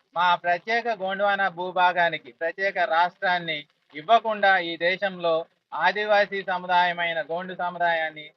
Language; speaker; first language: Telugu; non-native, local second language; Koya